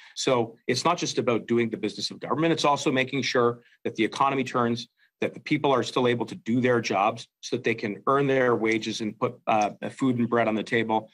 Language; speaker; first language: English; native; English